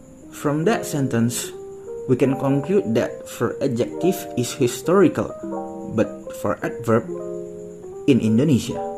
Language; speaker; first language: English; non-native, learner; Indonesian